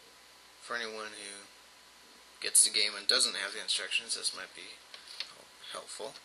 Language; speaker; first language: English; native; English